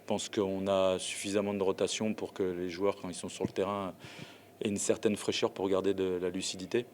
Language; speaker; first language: French; native; French